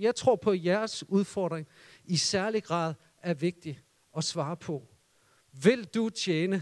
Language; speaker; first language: Danish; native; Danish